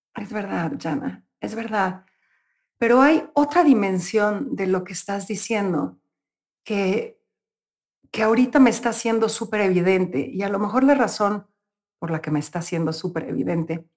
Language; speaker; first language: Spanish; native; Spanish